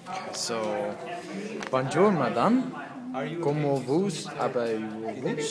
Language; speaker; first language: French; non-native, learner; English